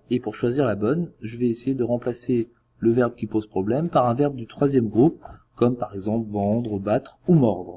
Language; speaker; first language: French; native; French